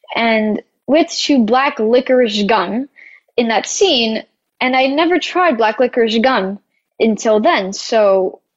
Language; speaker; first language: English; native; English